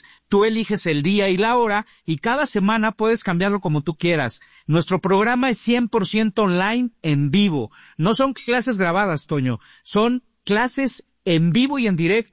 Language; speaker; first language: Spanish; native; Spanish